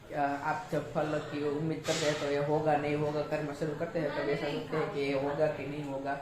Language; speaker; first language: Hindi; non-native, local second language; Gujarati